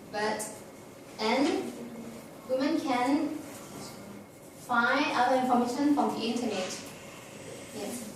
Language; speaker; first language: English; non-native, learner; Thai